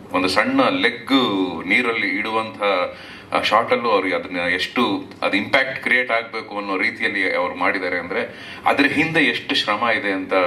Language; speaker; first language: Kannada; native; Kannada